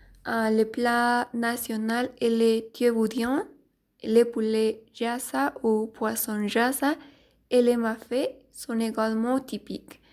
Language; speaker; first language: French; non-native, learner; Spanish